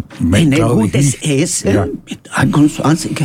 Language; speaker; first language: German; non-native, learner; Spanish